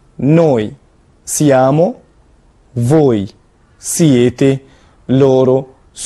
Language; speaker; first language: Italian; non-native, fluent; Arabic